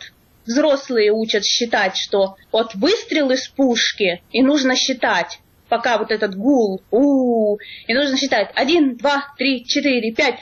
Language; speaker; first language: Russian; native; Russian